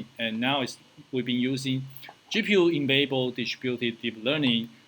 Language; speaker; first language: English; non-native, fluent; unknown